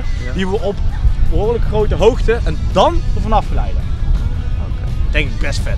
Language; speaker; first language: Dutch; native; Dutch